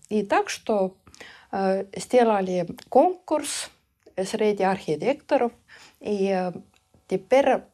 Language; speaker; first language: Russian; non-native, local second language; Estonian